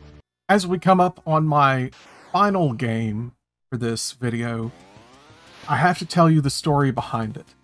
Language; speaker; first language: English; native; English